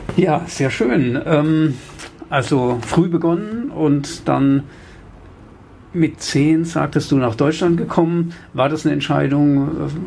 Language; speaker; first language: German; native; German